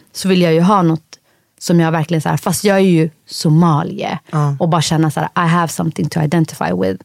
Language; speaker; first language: Swedish; early bilingual, other home language; Somali